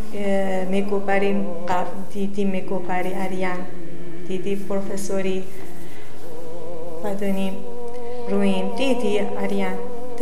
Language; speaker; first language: Georgian; non-native, learner; Persian